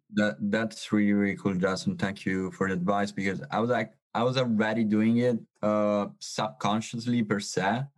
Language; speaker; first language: English; non-native, fluent; Italian